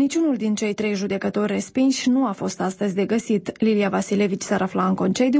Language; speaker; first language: Romanian; native; Romanian